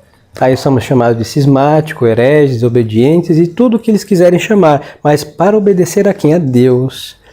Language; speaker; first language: Portuguese; non-native, fluent; Spanish